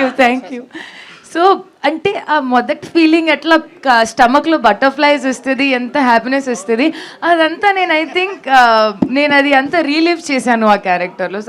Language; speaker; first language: Telugu; non-native, fluent; Hindi